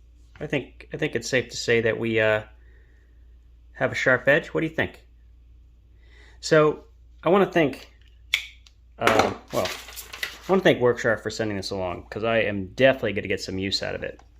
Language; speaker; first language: English; native; English